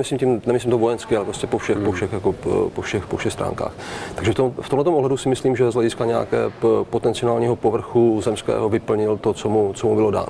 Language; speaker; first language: Czech; native; Czech